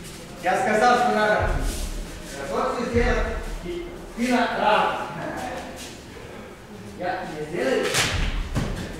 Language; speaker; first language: Russian; non-native, learner; Serbian